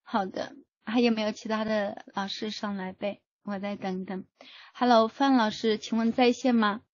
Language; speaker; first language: Chinese; native; Chinese